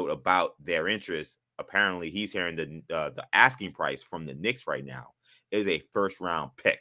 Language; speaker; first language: English; native; English